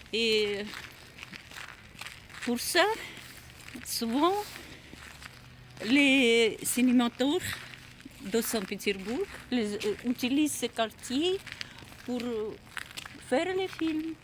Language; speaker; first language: French; non-native, learner; Russian